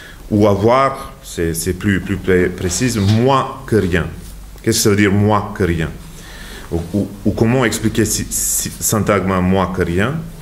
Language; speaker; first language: French; non-native, fluent; Serbian